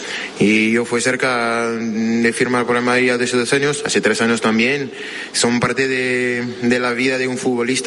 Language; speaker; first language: Spanish; non-native, fluent; French